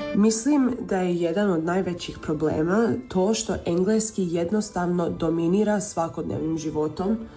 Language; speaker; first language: Croatian; early bilingual, heritage; Croatian